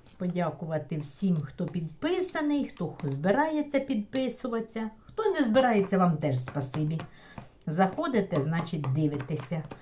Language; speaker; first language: Ukrainian; non-native, local second language; Russian